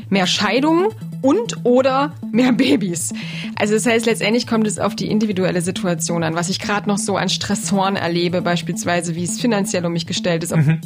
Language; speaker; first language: German; native; German